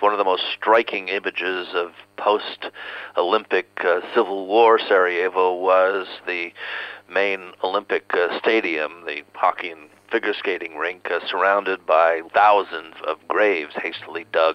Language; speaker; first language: English; non-native, local second language; Welsh